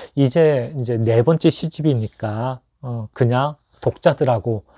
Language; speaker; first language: Korean; native; Korean